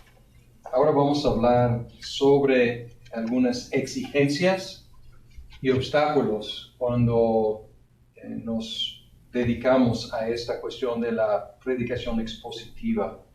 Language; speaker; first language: Spanish; non-native, fluent; English